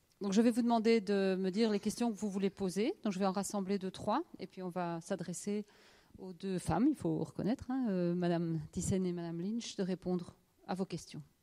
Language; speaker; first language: French; native; French